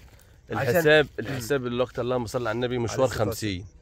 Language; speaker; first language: Arabic; native; Arabic